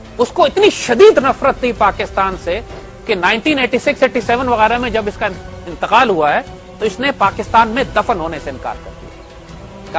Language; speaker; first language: Urdu; native; Urdu